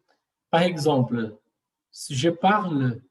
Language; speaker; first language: French; non-native, learner; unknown